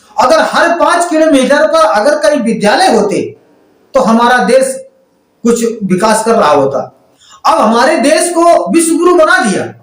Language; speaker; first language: Hindi; native; Hindi